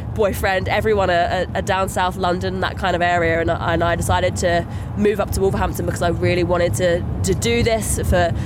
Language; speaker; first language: English; native; English